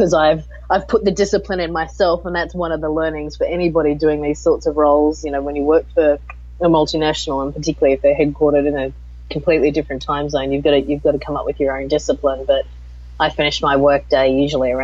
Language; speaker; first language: English; native; English